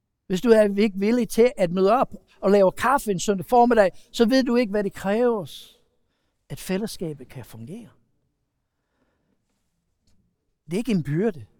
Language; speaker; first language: Danish; non-native, fluent; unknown